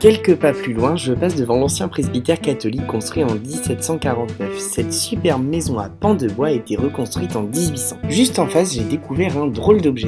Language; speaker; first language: French; native; French